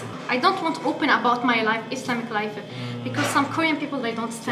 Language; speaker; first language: English; non-native, learner; Arabic